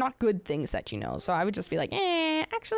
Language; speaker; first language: English; native; English